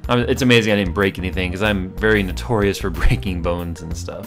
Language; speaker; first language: English; native; English